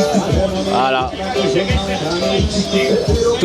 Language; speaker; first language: Portuguese; non-native, learner; French